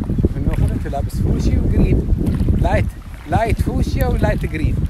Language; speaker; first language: Arabic; native; Arabic